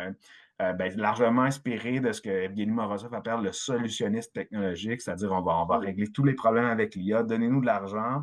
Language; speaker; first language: French; native; French